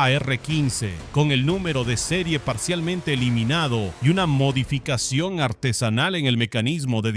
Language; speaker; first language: Spanish; native; Spanish